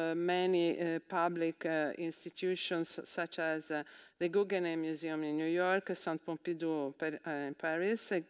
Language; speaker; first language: English; non-native, fluent; Italian